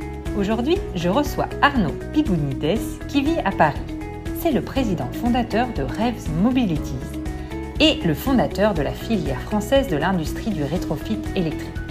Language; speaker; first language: French; native; French